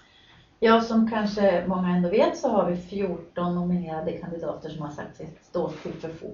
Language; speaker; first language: Swedish; native; Swedish